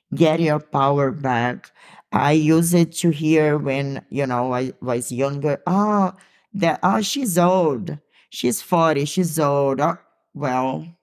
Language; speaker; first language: English; non-native, learner; Portuguese